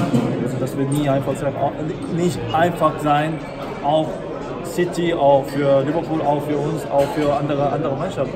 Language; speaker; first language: German; non-native, fluent; Korean